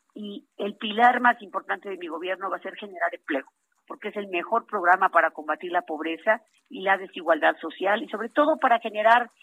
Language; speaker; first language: Spanish; native; Spanish